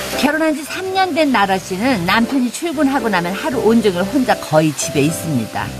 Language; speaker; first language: Korean; native; Korean